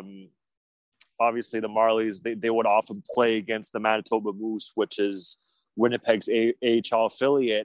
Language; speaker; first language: English; native; English